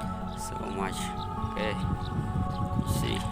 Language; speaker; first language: English; non-native, learner; Khmer